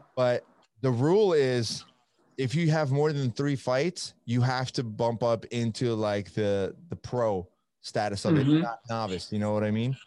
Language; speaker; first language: English; non-native, fluent; Italian